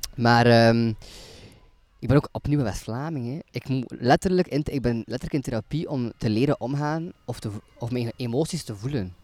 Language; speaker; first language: Dutch; native; Dutch